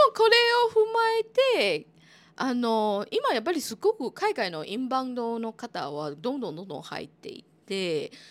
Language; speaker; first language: Japanese; non-native, fluent; Chinese